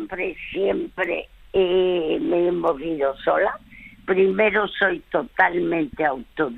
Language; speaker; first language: Spanish; early bilingual, other home language; French